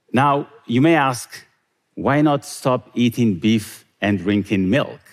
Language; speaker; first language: English; non-native, fluent; Tigrinya